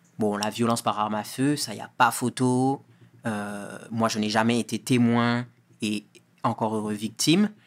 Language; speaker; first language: French; native; French